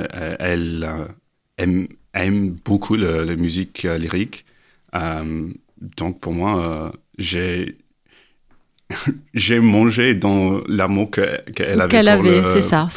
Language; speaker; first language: French; non-native, learner; English